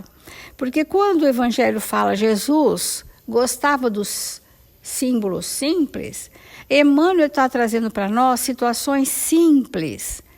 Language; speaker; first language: Portuguese; native; Portuguese